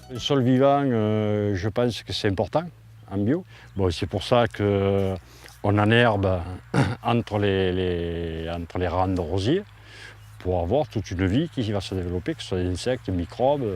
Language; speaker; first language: French; native; French